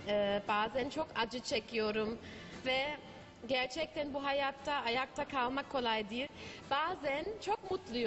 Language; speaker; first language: Turkish; non-native, learner; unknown